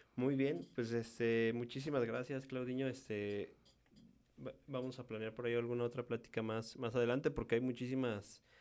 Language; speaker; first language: Spanish; native; Spanish